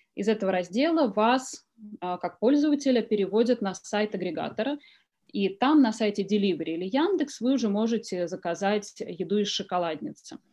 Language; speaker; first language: Russian; native; Russian